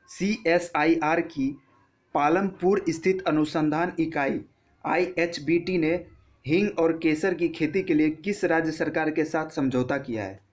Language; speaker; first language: Hindi; non-native, local second language; Bangla